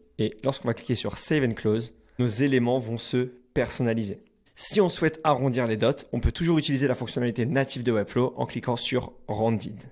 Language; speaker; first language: French; native; French